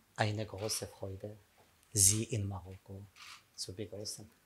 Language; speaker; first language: German; non-native, learner; Arabic